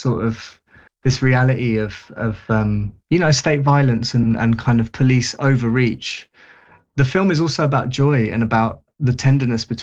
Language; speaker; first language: English; native; English